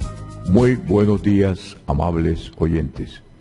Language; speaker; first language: Spanish; native; Spanish